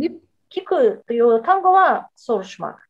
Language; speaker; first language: Japanese; non-native, fluent; Azerbaijani